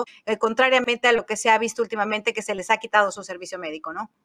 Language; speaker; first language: Spanish; native; Spanish